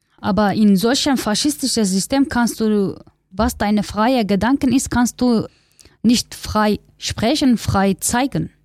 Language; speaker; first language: German; non-native, learner; Kurdish